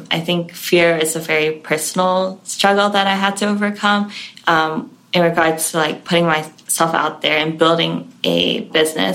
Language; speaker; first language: English; non-native, local second language; Cantonese